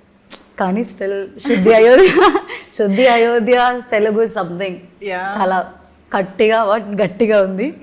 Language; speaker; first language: Telugu; non-native, learner; Malayalam